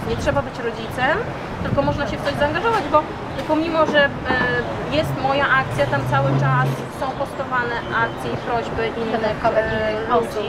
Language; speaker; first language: Polish; native; Polish